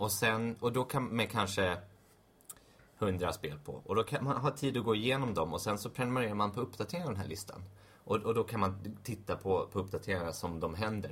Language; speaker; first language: Swedish; native; Swedish